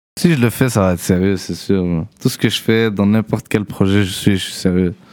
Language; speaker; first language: French; early bilingual, other home language; Arabic